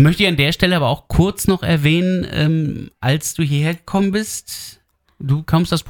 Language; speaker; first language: German; native; German